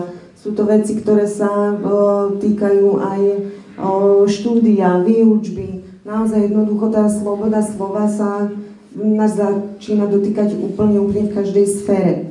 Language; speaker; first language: Slovak; native; Slovak